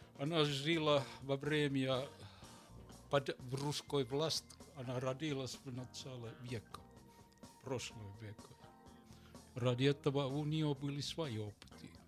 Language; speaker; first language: Russian; non-native, learner; Finnish